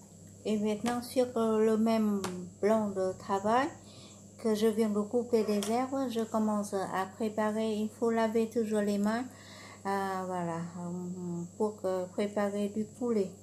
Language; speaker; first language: French; non-native, learner; Vietnamese